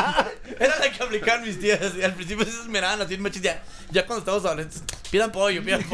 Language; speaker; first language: Spanish; native; Spanish